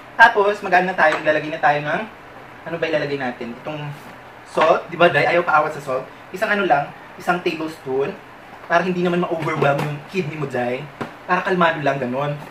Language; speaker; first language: Filipino; non-native, local second language; Waray